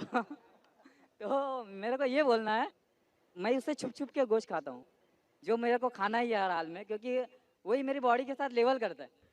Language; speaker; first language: Hindi; non-native, local second language; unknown